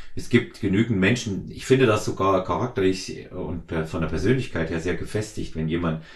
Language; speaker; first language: German; native; German